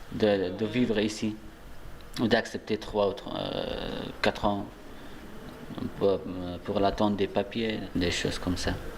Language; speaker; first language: French; non-native, learner; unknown